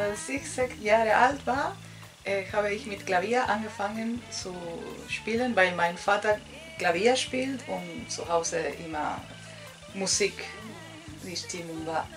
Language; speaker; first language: German; non-native, fluent; Spanish